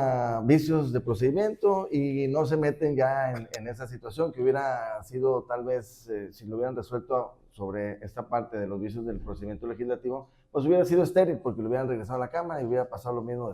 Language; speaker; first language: Spanish; native; Spanish